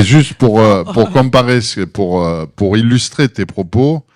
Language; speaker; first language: French; native; French